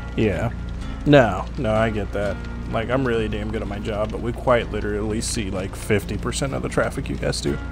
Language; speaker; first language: English; native; English